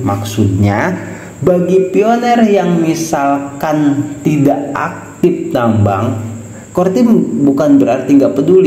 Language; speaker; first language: Indonesian; native; Indonesian